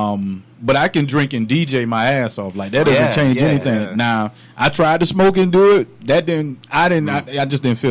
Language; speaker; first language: English; native; English